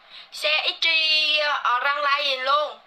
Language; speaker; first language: Indonesian; non-native, learner; Vietnamese